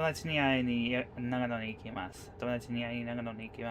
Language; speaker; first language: Japanese; non-native, learner; English